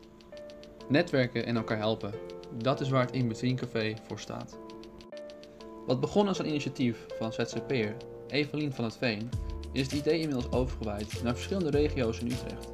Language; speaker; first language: Dutch; native; Dutch